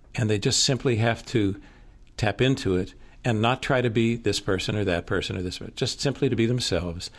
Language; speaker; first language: English; native; English